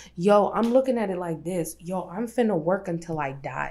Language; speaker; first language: English; early bilingual, other home language; Spanish